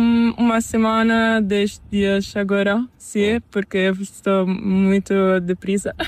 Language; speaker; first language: Spanish; non-native, learner; Italian